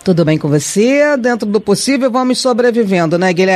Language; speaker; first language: Portuguese; native; Portuguese